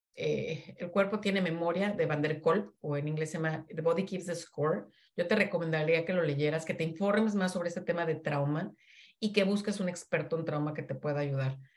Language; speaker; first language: Spanish; native; Spanish